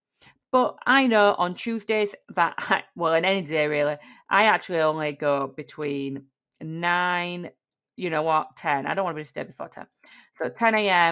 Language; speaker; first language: English; native; English